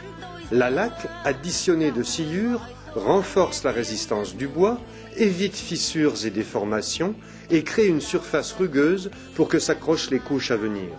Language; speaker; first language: French; native; French